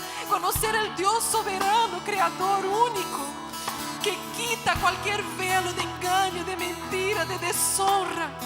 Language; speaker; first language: Spanish; native; Spanish